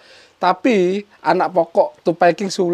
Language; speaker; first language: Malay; non-native, local second language; Javanese